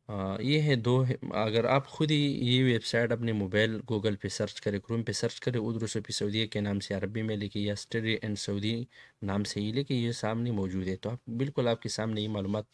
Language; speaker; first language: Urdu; non-native, local second language; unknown